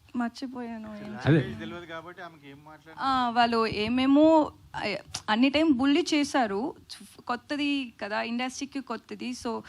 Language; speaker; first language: Telugu; non-native, learner; Tamil